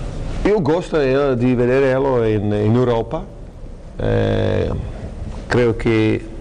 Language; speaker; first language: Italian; non-native, fluent; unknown